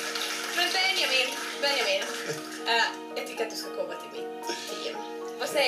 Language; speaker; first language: Swedish; non-native, local second language; Finnish